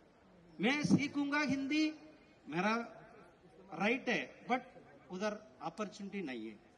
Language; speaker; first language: Hindi; non-native, local second language; Tamil